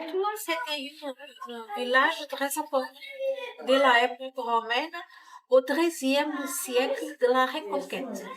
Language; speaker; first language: French; non-native, learner; Portuguese